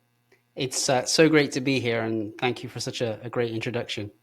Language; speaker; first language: English; native; English